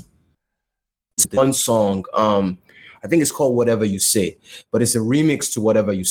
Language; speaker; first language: English; non-native, local second language; Yoruba